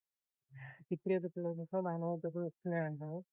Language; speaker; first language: Telugu; native; Telugu